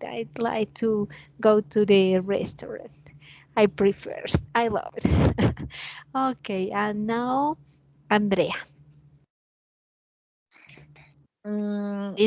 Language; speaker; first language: English; non-native, learner; Spanish